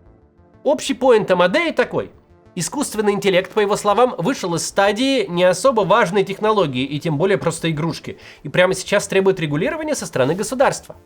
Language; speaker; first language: Russian; native; Russian